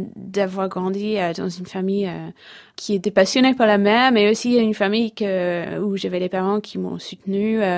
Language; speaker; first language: French; non-native, fluent; English